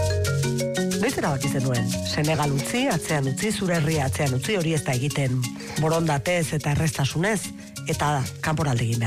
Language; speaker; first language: Basque; native; Basque